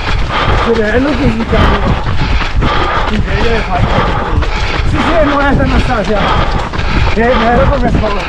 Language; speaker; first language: Italian; native; Italian